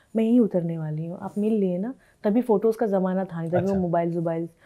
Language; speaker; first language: Hindi; native; Hindi